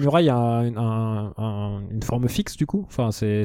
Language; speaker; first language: French; native; French